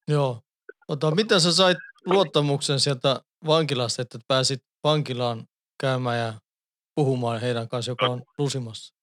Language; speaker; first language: Finnish; early bilingual, heritage; Finnish